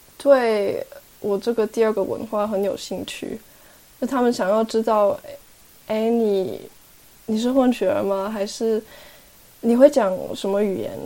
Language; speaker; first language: Chinese; early bilingual, heritage; Chinese